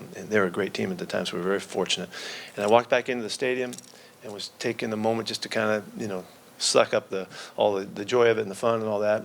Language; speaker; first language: English; native; English